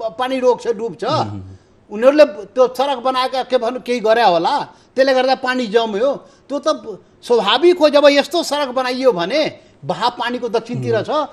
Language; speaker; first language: Nepali; non-native, local second language; Maithili